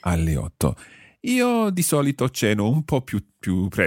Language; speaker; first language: Italian; non-native, fluent; English